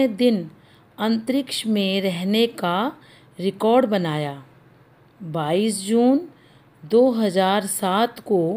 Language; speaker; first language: Hindi; native; Hindi